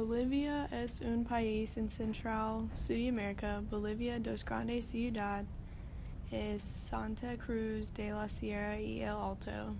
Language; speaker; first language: Spanish; non-native, learner; English